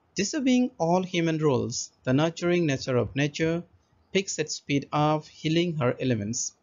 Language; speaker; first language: English; non-native, local second language; Assamese